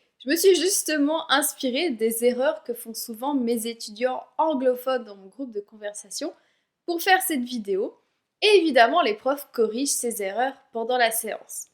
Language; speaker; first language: French; native; French